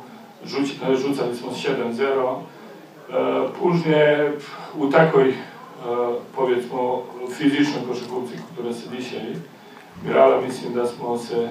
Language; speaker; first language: Polish; non-native, fluent; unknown